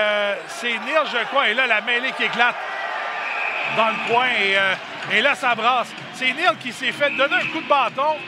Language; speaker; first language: French; native; French